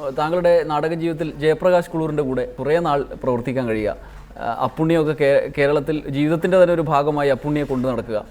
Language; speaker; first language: Malayalam; native; Malayalam